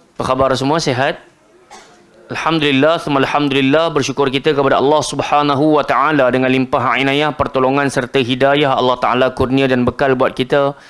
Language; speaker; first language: Malay; native; Malay